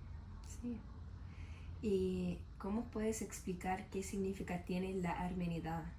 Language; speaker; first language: Spanish; non-native, learner; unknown